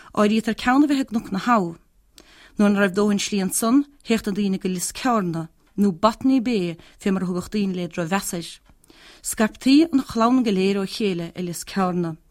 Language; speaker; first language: Irish; native; Irish